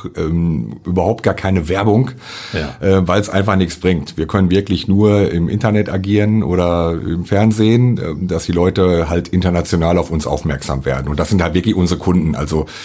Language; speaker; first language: German; native; German